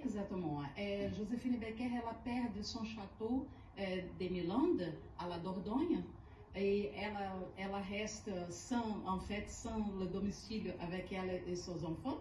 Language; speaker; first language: French; non-native, fluent; Portuguese